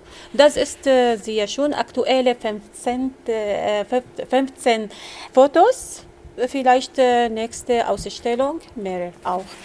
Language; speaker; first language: German; non-native, learner; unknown